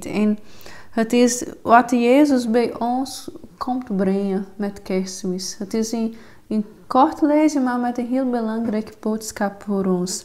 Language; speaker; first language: Dutch; non-native, fluent; Portuguese